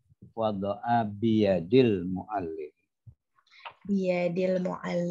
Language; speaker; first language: Arabic; non-native, fluent; Indonesian